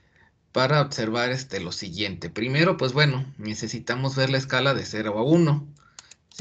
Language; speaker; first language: Spanish; native; Spanish